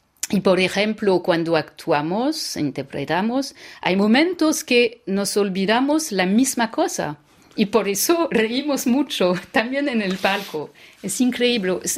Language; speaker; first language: Spanish; non-native, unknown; French